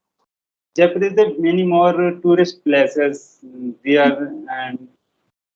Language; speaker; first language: English; non-native, learner; Hindi